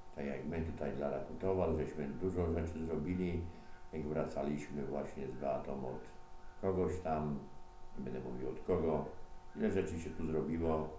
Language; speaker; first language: Polish; native; Polish